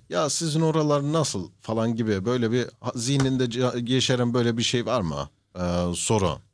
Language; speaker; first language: Turkish; native; Turkish